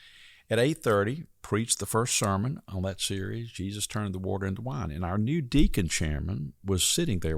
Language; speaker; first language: English; native; English